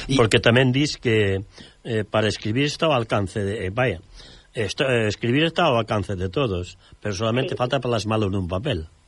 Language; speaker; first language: Galician; native; Galician